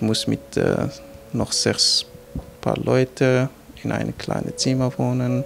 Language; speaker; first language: German; non-native, learner; Persian